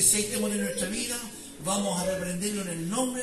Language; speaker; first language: Spanish; native; Spanish